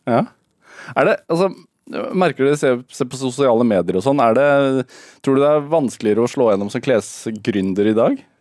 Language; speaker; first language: Norwegian; native; Norwegian